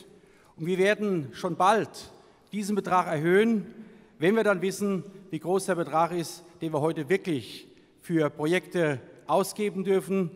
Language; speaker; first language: German; native; German